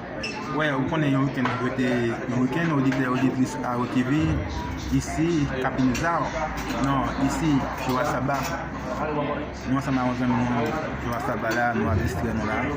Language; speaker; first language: French; non-native, learner; Haitian Creole